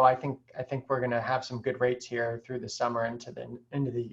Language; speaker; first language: English; native; English